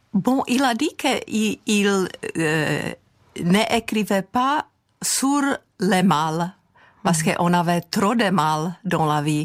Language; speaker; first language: French; non-native, fluent; Czech